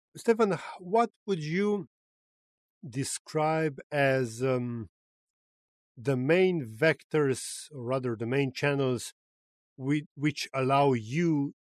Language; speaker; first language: English; non-native, fluent; Slovenian